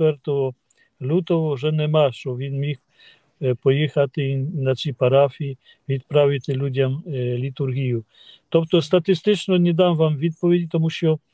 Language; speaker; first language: Ukrainian; non-native, fluent; Polish